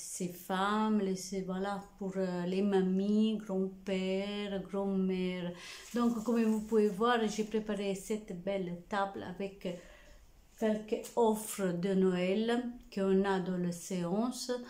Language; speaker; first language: French; non-native, fluent; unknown